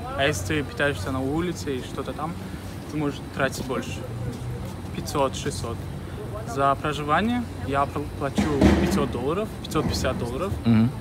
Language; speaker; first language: Russian; non-native, local second language; Tajik